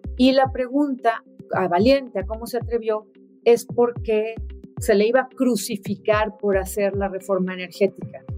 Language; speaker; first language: Spanish; native; Spanish